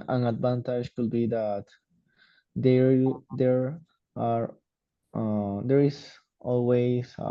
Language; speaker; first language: English; non-native, learner; Spanish